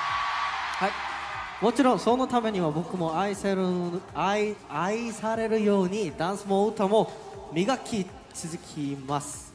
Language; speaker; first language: Japanese; non-native, learner; Korean